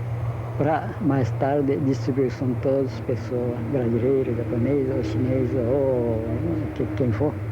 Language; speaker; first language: Portuguese; non-native, learner; Japanese